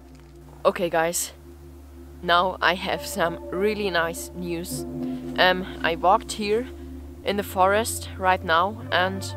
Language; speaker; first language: English; non-native, fluent; German